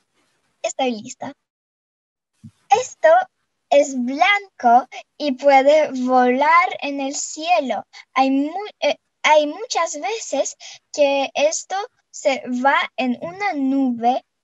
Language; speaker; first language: Spanish; non-native, fluent; Russian